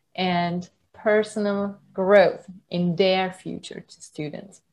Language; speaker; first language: English; non-native, fluent; Hungarian